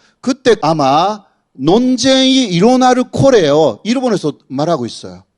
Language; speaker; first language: Korean; non-native, fluent; Japanese